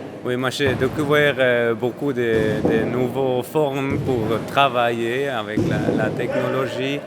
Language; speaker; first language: French; non-native, fluent; Spanish